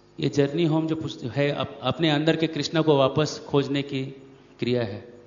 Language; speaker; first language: Hindi; native; Hindi